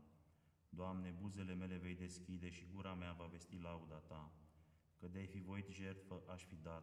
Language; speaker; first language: Romanian; native; Romanian